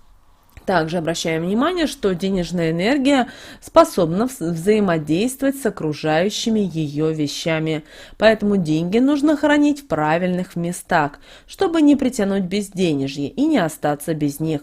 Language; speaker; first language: Russian; native; Russian